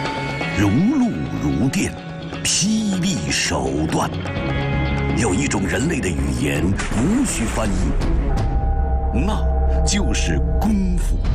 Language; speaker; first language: Chinese; native; Chinese